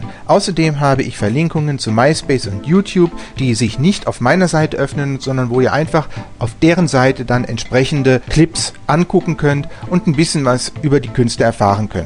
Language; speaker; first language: German; native; German